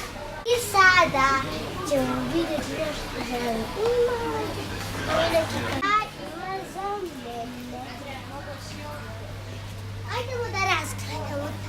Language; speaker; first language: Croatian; early bilingual, heritage; Croatian